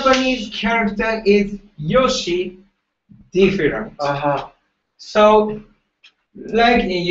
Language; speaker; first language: English; non-native, learner; Japanese